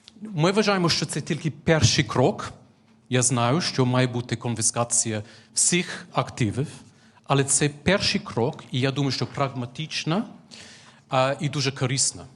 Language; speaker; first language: Ukrainian; non-native, fluent; English